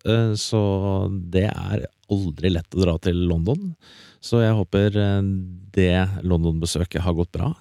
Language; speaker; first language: Norwegian; native; Norwegian